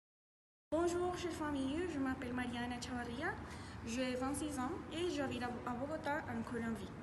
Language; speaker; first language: French; non-native, learner; Spanish